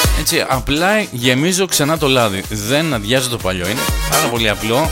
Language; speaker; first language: Greek; native; Greek